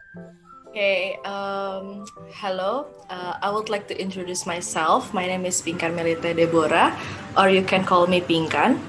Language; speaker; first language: English; non-native, learner; Indonesian